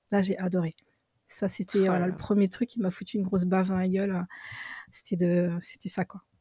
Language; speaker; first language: French; early bilingual, other home language; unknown